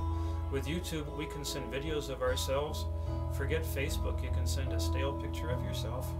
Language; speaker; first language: English; native; English